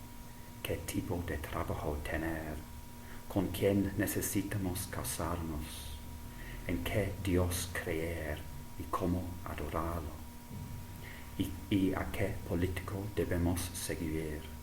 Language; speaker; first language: Spanish; non-native, fluent; English